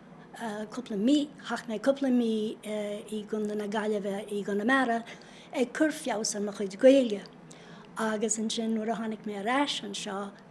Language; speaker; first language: Irish; non-native, local second language; English